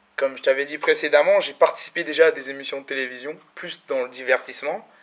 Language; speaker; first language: French; early bilingual, other home language; Malagasy